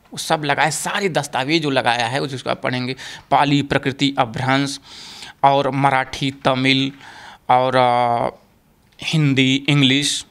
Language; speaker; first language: Hindi; native; Hindi